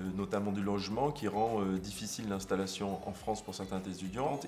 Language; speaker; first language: French; non-native, fluent; English